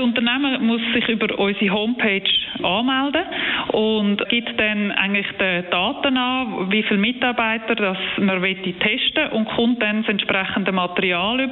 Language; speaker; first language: German; native; German